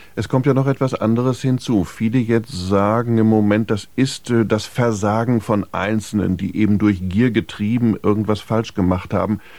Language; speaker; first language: German; native; German